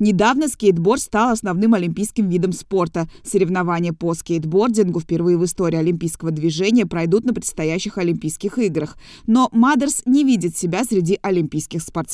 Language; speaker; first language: Russian; native; Russian